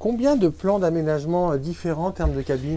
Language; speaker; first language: French; native; French